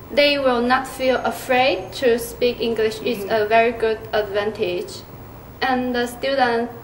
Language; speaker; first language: English; non-native, learner; Chinese